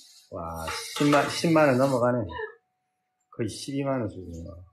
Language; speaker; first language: Korean; native; Korean